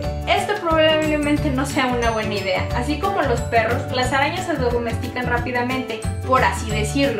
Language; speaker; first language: Spanish; native; Spanish